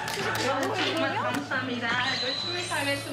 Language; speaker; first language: Korean; non-native, learner; Spanish